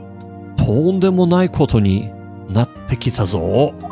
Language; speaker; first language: Japanese; non-native, learner; English